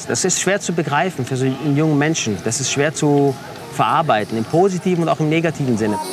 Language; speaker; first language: German; early bilingual, other home language; Italian